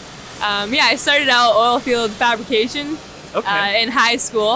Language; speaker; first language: English; native; English